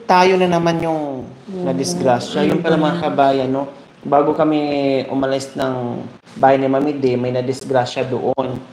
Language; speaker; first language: Filipino; native; Filipino